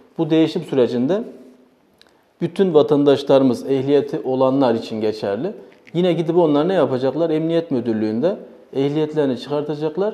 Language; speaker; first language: Turkish; early bilingual, heritage; Turkish